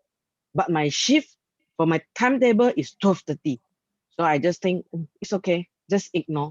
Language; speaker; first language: English; non-native, learner; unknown